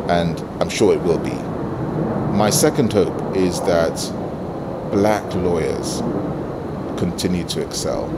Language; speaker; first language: English; non-native, local second language; Igbo